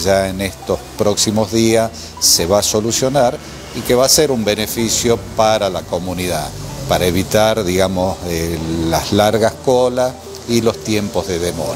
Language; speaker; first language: Spanish; native; Spanish